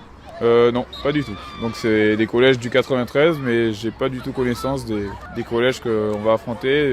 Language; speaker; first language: French; native; French